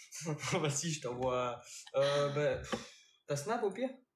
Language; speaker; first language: French; native; French